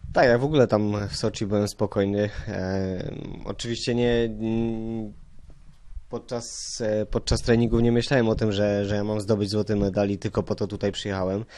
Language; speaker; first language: Polish; native; Polish